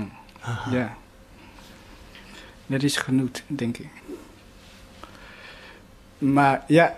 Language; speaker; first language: Dutch; non-native, learner; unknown